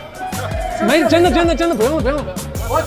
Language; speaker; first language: Chinese; non-native, fluent; English